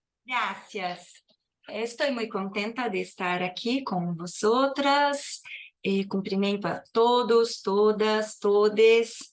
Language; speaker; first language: Spanish; non-native, fluent; Portuguese